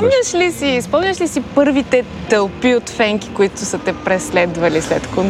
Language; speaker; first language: Bulgarian; native; Bulgarian